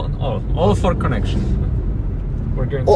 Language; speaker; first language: English; non-native, learner; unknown